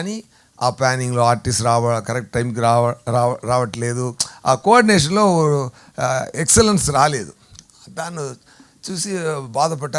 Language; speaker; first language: Telugu; non-native, fluent; Tamil